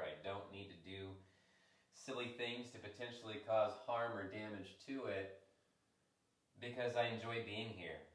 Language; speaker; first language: English; native; English